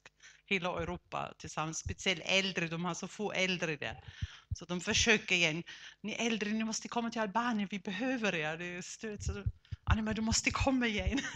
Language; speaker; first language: Swedish; non-native, fluent; German